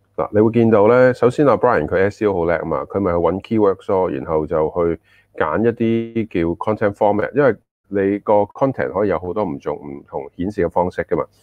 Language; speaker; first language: Cantonese; early bilingual, heritage; Cantonese